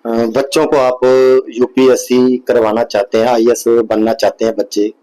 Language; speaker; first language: Hindi; non-native, local second language; Punjabi